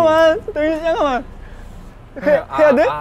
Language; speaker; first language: Korean; non-native, learner; Chinese